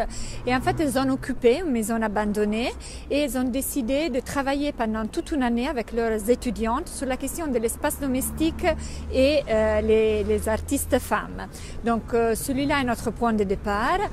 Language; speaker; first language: French; non-native, fluent; Italian